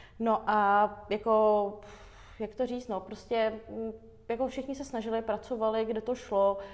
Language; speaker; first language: Czech; early bilingual, other home language; Armenian